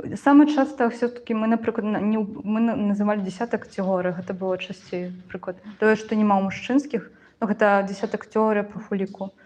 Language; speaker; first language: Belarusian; non-native, local second language; Russian